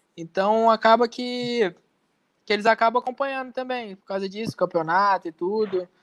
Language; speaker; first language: Portuguese; native; Portuguese